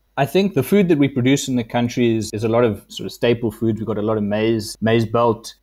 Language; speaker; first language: English; native; English